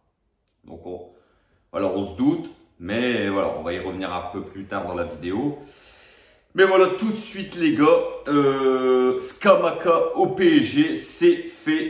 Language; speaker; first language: French; native; French